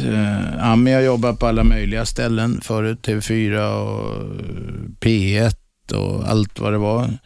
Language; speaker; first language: Swedish; native; Swedish